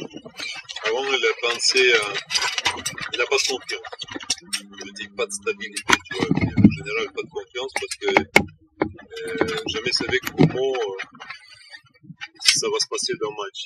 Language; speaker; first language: French; non-native, learner; Russian